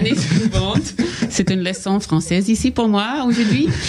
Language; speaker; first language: French; non-native, local second language; English